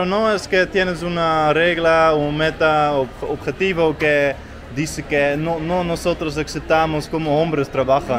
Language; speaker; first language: Spanish; non-native, learner; Dutch